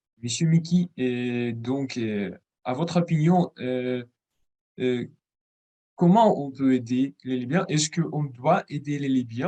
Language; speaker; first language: French; non-native, fluent; Russian